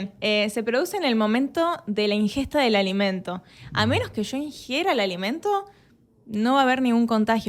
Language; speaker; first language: Spanish; native; Spanish